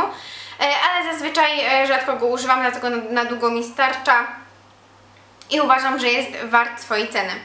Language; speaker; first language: Polish; native; Polish